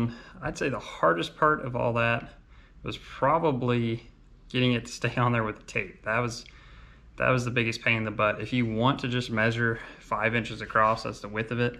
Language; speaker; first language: English; native; English